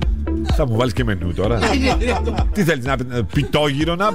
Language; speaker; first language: Greek; native; Greek